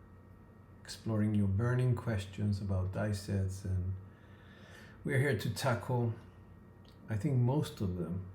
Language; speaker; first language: English; non-native, fluent; Greek